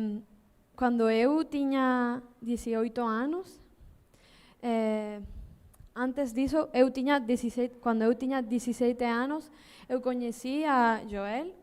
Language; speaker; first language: Portuguese; non-native, learner; Spanish